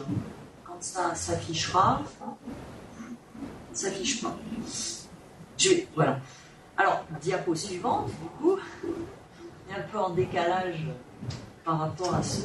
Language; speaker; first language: French; native; French